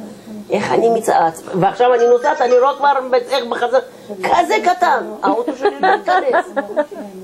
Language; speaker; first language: Hebrew; non-native, fluent; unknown